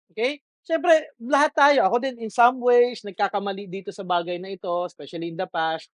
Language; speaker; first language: Filipino; native; Filipino